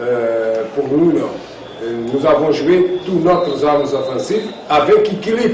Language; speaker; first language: French; non-native, fluent; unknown